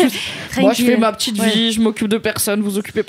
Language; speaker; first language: French; native; French